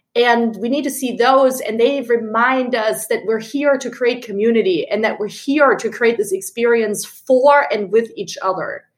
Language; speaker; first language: English; non-native, fluent; German